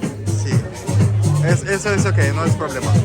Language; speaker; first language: Spanish; non-native, learner; Russian